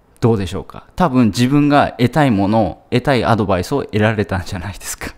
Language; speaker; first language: Japanese; native; Japanese